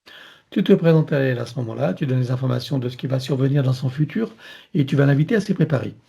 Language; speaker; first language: French; native; French